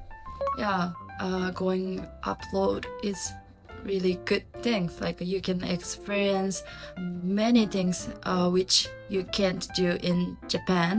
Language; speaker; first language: English; non-native, learner; Japanese